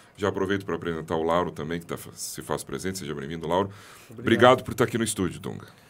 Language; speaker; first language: Portuguese; native; Portuguese